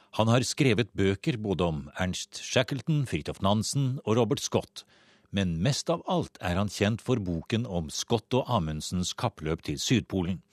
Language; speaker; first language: Norwegian; native; Norwegian